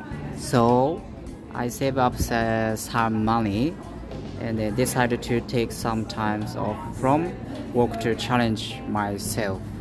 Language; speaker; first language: English; non-native, learner; Japanese